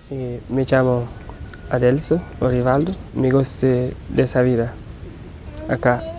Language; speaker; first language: Spanish; non-native, learner; Portuguese